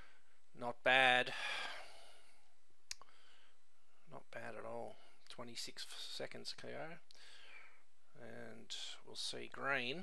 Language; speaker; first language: English; native; English